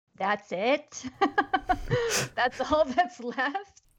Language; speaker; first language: English; native; English